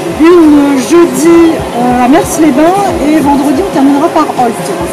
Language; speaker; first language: French; native; French